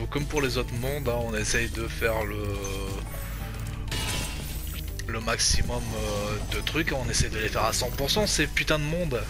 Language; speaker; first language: French; native; French